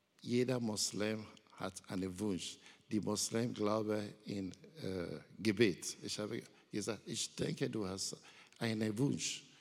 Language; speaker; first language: German; non-native, learner; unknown